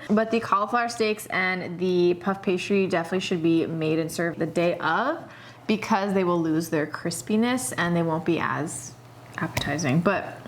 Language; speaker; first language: English; native; English